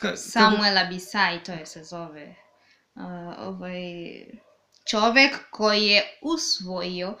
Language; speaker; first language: Serbian; native; Serbian